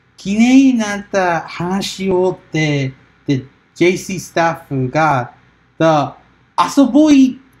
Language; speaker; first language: Japanese; non-native, learner; English